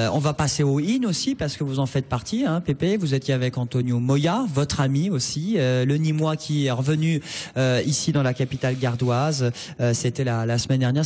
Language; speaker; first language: French; native; French